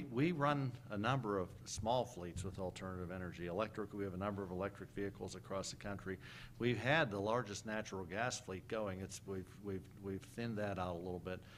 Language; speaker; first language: English; native; English